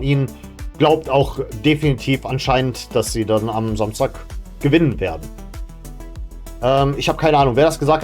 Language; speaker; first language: German; native; German